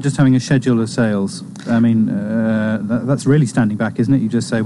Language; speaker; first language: English; native; English